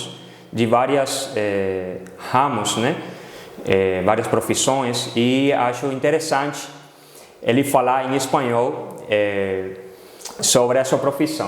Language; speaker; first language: Portuguese; non-native, fluent; Spanish